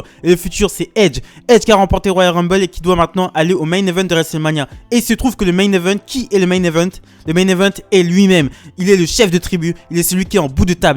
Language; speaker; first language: French; native; French